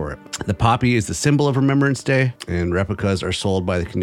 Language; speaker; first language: English; native; English